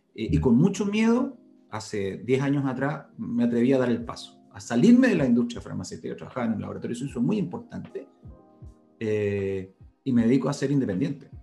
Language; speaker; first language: Spanish; native; Spanish